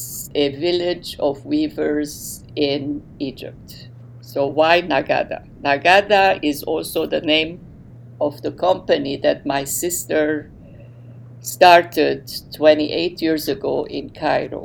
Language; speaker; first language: English; non-native, fluent; Arabic